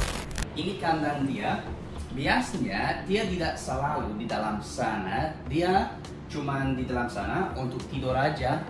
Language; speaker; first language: Indonesian; non-native, learner; English